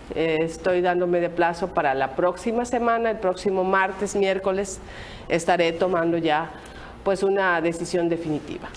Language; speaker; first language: Spanish; native; Spanish